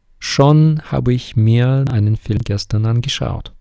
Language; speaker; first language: German; non-native, fluent; Ukrainian